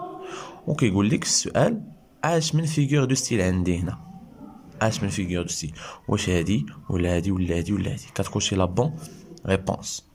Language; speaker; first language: Arabic; native; Arabic